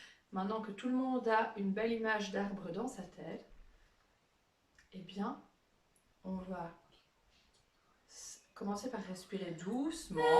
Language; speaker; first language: French; native; French